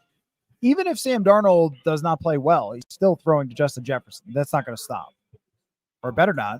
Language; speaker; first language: English; native; English